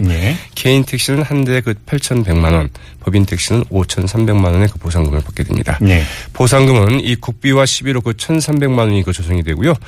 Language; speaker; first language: Korean; native; Korean